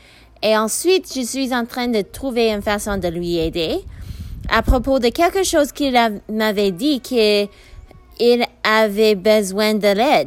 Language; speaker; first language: French; non-native, learner; English